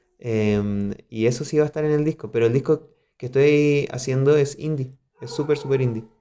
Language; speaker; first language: Spanish; native; Spanish